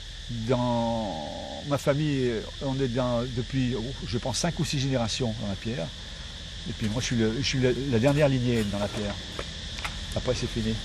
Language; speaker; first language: French; native; French